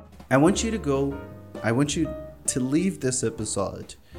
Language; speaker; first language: English; non-native, fluent; Portuguese